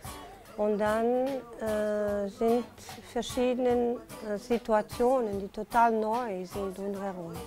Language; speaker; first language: German; non-native, fluent; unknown